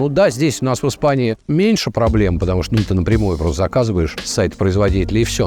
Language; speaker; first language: Russian; native; Russian